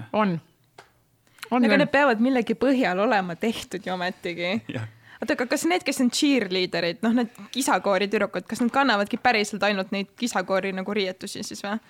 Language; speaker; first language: Estonian; native; Estonian